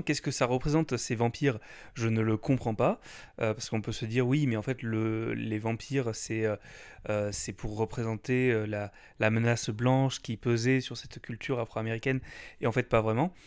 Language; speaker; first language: French; native; French